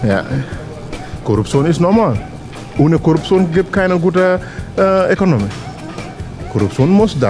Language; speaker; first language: German; non-native, learner; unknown